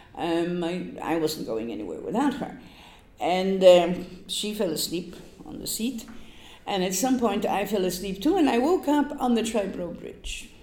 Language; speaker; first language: English; non-native, fluent; Polish